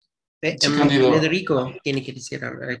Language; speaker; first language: Spanish; non-native, fluent; Dutch